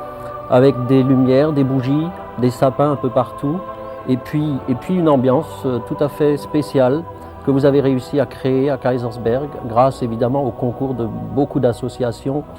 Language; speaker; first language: French; native; French